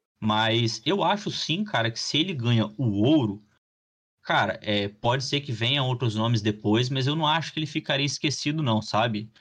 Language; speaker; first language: Portuguese; native; Portuguese